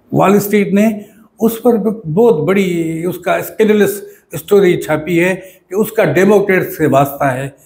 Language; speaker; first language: Urdu; non-native, local second language; Sindhi